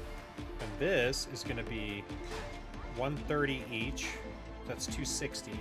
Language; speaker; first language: English; native; English